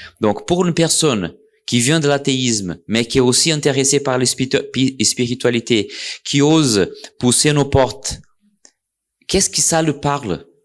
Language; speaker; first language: French; non-native, fluent; Portuguese